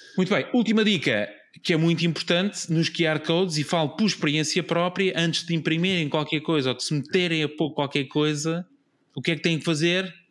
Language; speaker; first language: Portuguese; native; Portuguese